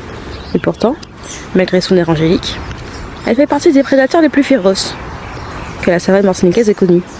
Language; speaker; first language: French; native; French